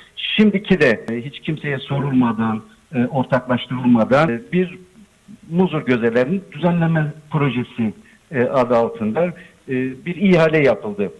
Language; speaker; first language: Turkish; non-native, local second language; Zaza